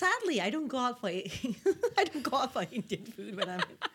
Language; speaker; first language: English; non-native, local second language; Tamil